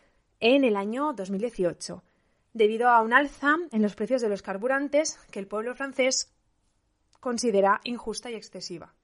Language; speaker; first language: Spanish; native; Spanish